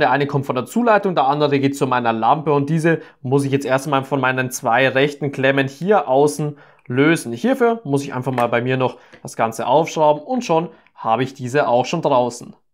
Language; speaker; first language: German; native; German